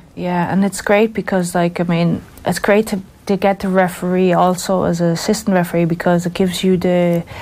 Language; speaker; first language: English; native; English